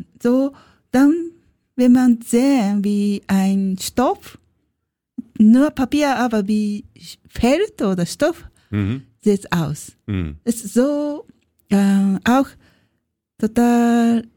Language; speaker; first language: German; non-native, learner; Japanese